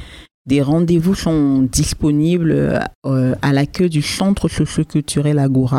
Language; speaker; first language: French; native; French